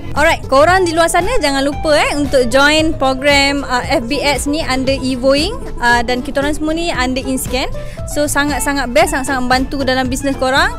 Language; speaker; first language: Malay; native; Malay